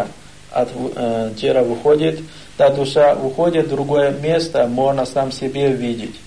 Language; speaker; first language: Russian; non-native, learner; Chinese